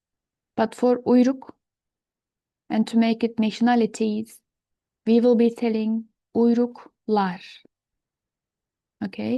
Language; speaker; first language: English; non-native, fluent; Turkish